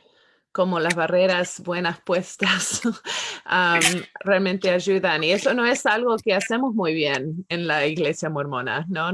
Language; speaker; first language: Spanish; non-native, fluent; English